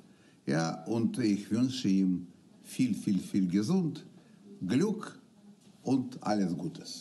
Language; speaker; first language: German; non-native, learner; Russian